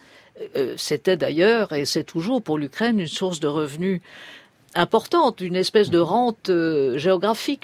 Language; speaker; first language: French; native; French